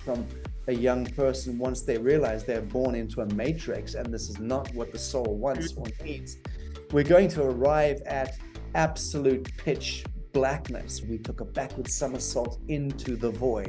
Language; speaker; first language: English; native; English